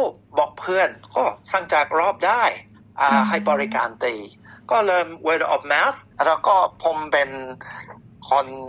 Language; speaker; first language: Thai; non-native, fluent; English